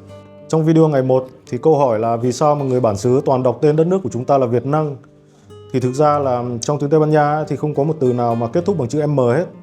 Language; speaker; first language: Vietnamese; native; Vietnamese